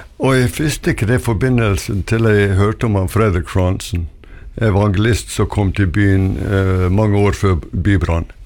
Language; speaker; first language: Norwegian; native; Norwegian